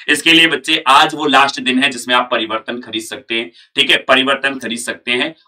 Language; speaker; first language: Hindi; native; Hindi